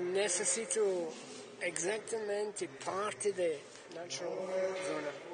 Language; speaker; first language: Spanish; non-native, learner; English